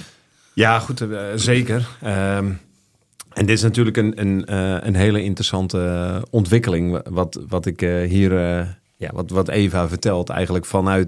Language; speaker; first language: Dutch; native; Dutch